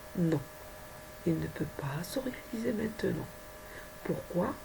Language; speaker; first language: French; non-native, local second language; Arabic